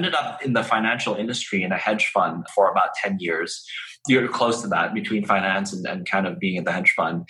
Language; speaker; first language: English; non-native, local second language; Cantonese